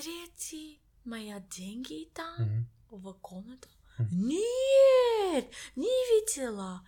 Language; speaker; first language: Russian; non-native, learner; English